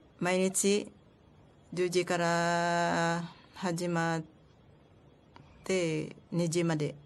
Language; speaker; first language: Japanese; non-native, learner; Filipino